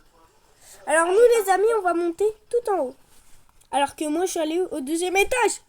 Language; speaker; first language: French; native; French